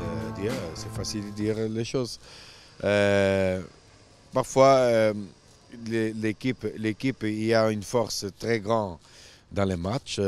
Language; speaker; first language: French; non-native, fluent; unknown